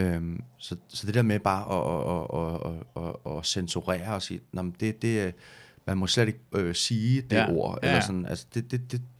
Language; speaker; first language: Danish; native; Danish